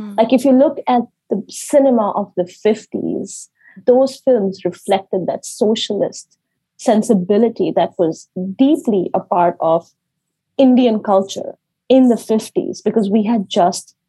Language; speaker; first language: English; non-native, local second language; Hindi